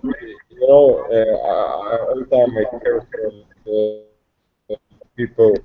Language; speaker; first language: English; non-native, learner; Russian